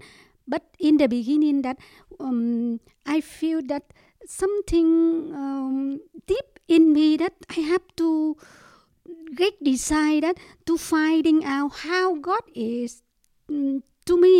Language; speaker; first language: English; non-native, learner; Vietnamese